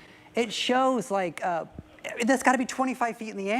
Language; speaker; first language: English; native; English